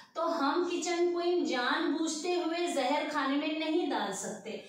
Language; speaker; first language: Hindi; non-native, local second language; Urdu